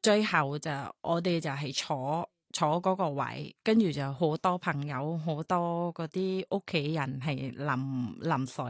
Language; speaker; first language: Cantonese; non-native, learner; Thai